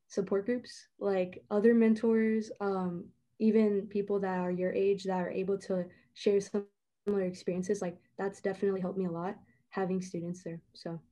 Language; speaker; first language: English; native; English